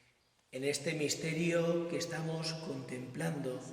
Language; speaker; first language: Spanish; native; Spanish